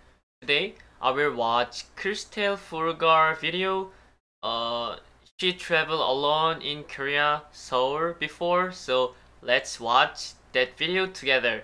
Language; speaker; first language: English; non-native, learner; Korean